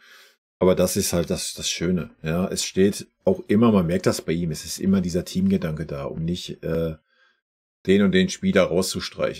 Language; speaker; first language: German; native; German